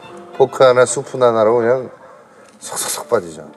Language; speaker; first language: Korean; native; Korean